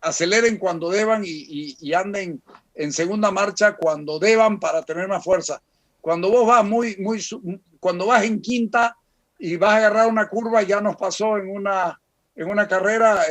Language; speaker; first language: Spanish; native; Spanish